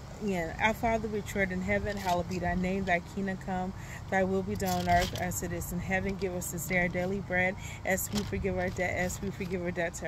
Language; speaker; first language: English; native; English